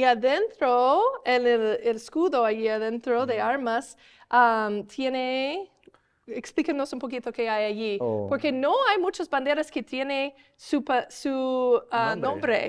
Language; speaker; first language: Spanish; non-native, learner; English